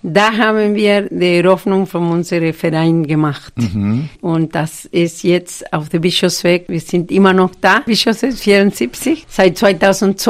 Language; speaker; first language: German; non-native, fluent; Spanish